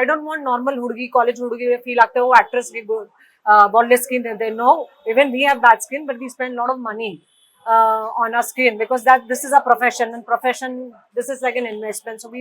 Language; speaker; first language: Kannada; non-native, learner; Hindi